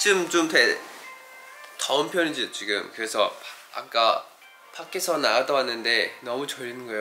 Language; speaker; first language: Korean; non-native, fluent; Thai